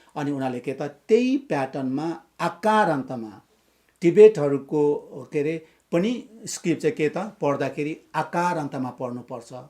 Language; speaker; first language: Nepali; non-native, local second language; Limbu